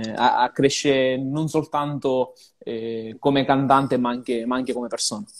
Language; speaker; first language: Italian; native; Italian